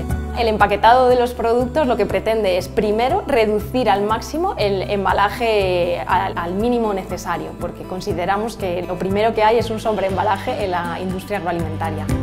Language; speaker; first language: Spanish; native; Spanish